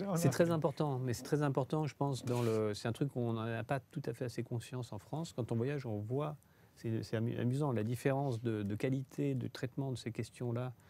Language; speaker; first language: French; native; French